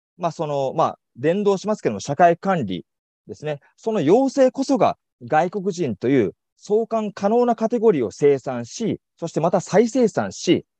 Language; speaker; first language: Japanese; native; Japanese